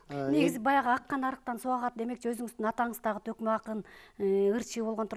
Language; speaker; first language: Kyrgyz; native; Kyrgyz